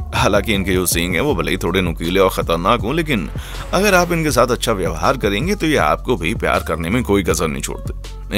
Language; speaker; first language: Hindi; native; Hindi